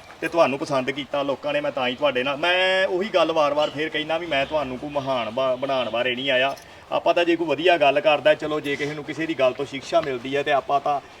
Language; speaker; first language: Punjabi; native; Punjabi